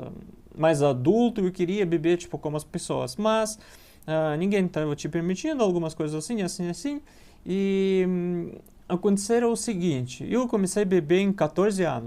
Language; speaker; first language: Portuguese; non-native, learner; Russian